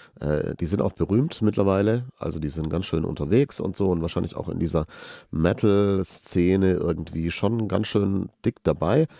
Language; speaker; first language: German; native; German